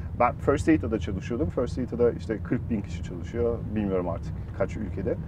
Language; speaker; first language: Turkish; early bilingual, heritage; Turkish